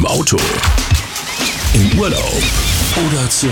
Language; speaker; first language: German; native; German